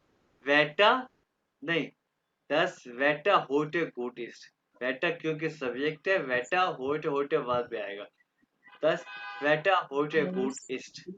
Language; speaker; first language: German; non-native, fluent; Urdu